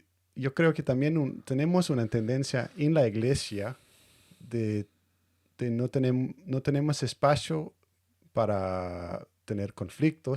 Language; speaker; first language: Spanish; non-native, fluent; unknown